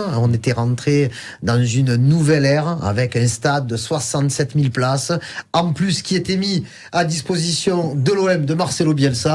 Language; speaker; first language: French; native; French